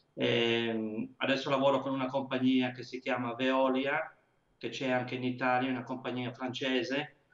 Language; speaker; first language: Italian; native; Italian